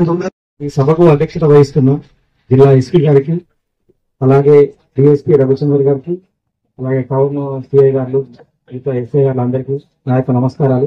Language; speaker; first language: Telugu; native; Telugu